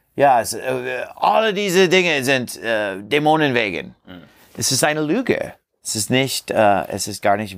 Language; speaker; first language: German; non-native, learner; English